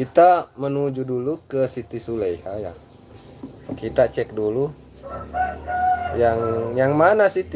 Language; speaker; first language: Indonesian; native; Indonesian